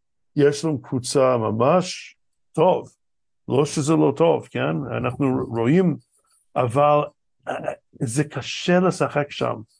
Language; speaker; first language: Hebrew; non-native, fluent; English